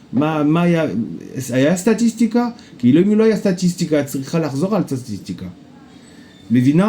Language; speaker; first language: Hebrew; non-native, fluent; French